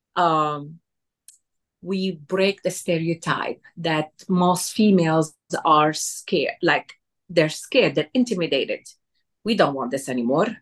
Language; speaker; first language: English; non-native, fluent; Arabic